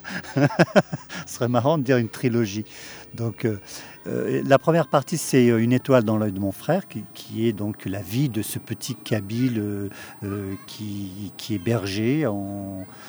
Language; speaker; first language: French; early bilingual, other home language; Kabyle